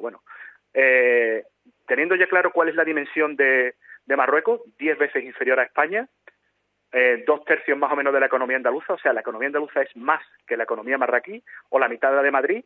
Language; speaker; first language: Spanish; native; Spanish